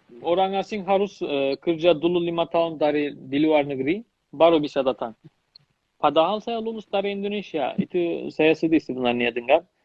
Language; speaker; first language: Indonesian; non-native, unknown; Turkish